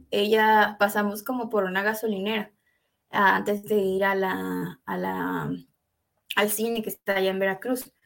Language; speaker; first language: Spanish; native; Spanish